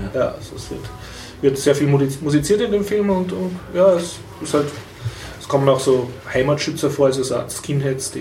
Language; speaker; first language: German; native; German